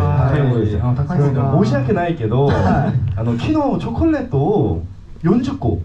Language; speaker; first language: Japanese; non-native, fluent; Korean